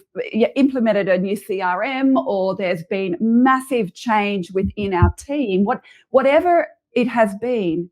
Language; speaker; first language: English; native; English